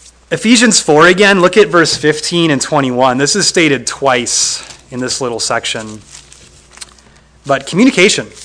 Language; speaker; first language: English; native; English